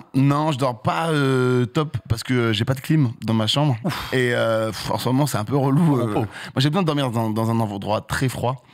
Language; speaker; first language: French; native; French